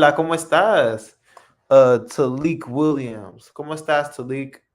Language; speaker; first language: Spanish; non-native, fluent; English